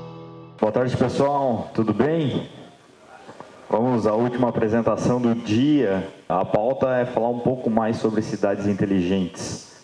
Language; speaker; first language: Portuguese; native; Portuguese